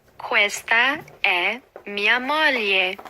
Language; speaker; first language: Italian; non-native, learner; English